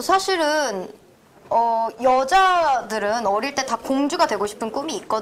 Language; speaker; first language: Korean; native; Korean